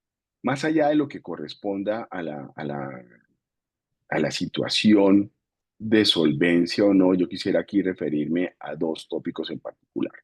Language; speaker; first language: Spanish; native; Spanish